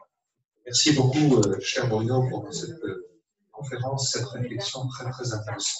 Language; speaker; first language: French; native; French